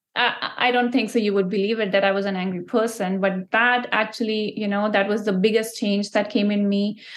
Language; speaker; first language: English; non-native, local second language; Punjabi